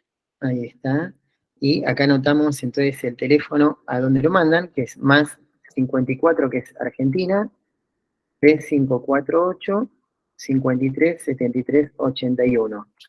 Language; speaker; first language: Spanish; native; Spanish